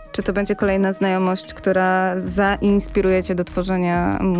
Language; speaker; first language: Polish; native; Polish